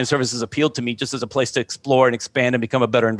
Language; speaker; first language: English; native; English